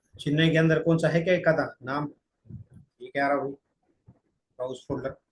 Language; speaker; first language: Hindi; non-native, local second language; Marathi